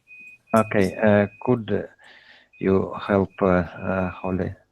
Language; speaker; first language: English; non-native, learner; Russian